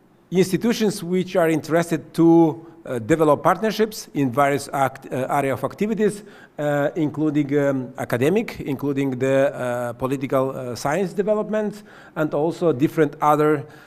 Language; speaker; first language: English; non-native, fluent; Romanian